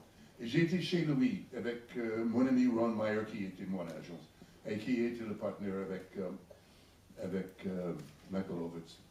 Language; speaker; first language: French; non-native, learner; English